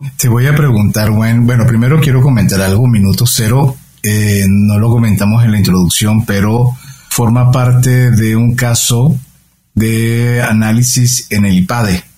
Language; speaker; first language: Spanish; native; Spanish